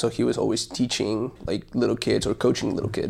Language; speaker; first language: English; non-native, fluent; Spanish